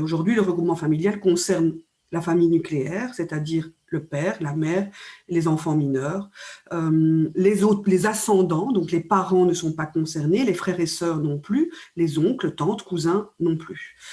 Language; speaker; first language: French; native; French